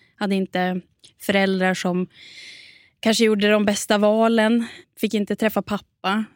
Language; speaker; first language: Swedish; native; Swedish